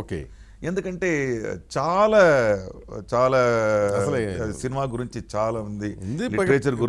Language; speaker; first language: Telugu; non-native, learner; Tamil